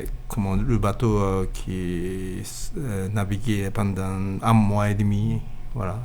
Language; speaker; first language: French; non-native, learner; Japanese